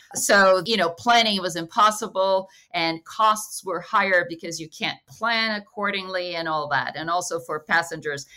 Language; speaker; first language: English; non-native, fluent; Portuguese